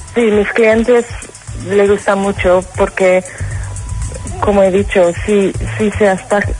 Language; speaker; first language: Spanish; non-native, learner; English